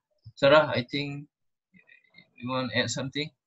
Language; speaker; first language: English; non-native, local second language; Malay